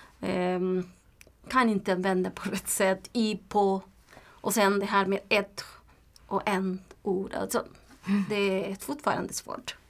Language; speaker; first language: Swedish; non-native, fluent; Spanish